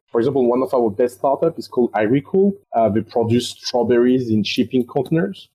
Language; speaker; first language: English; non-native, fluent; French